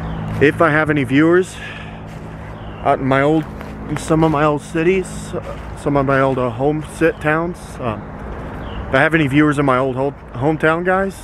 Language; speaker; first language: English; native; English